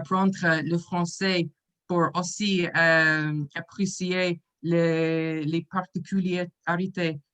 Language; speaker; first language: French; non-native, learner; English